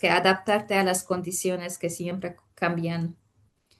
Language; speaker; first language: Spanish; non-native, fluent; Hungarian